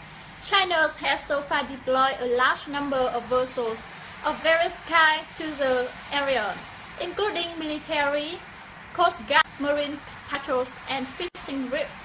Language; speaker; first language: English; non-native, fluent; Vietnamese